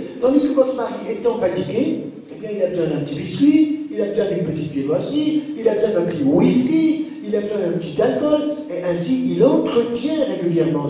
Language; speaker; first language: French; native; French